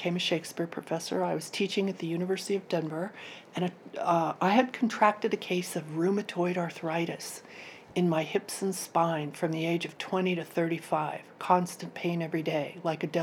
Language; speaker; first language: English; native; English